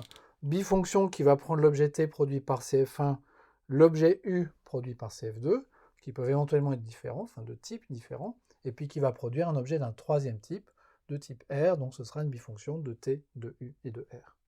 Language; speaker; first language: French; native; French